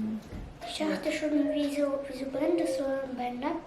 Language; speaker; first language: German; early bilingual, other home language; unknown